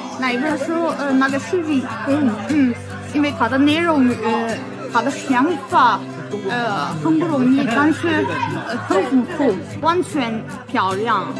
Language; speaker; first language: Chinese; non-native, learner; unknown